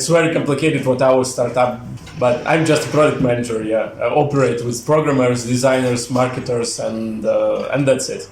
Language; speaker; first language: English; non-native, fluent; Russian